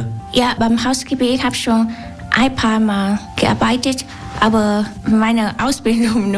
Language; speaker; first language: German; non-native, learner; Vietnamese